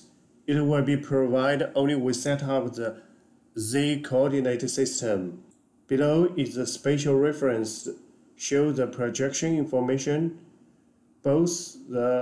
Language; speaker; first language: English; non-native, fluent; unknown